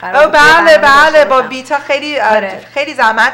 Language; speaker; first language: Persian; early bilingual, heritage; Persian